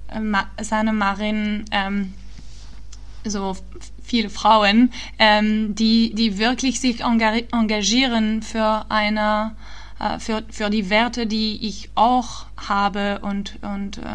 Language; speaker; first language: German; early bilingual, heritage; German